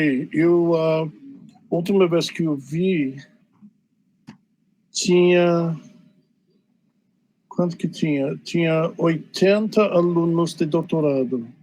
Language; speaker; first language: Portuguese; non-native, fluent; English